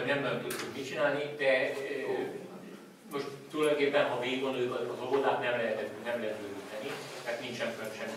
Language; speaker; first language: Hungarian; native; Hungarian